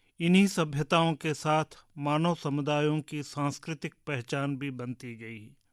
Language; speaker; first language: Hindi; native; Hindi